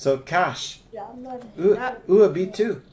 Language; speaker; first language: French; non-native, learner; English